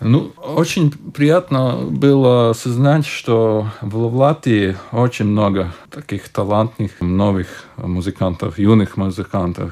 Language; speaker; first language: Russian; non-native, local second language; Latvian